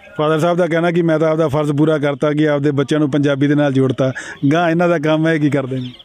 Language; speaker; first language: Punjabi; native; Punjabi